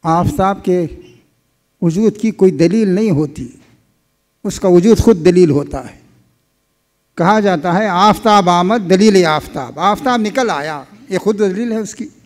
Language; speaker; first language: Urdu; native; Urdu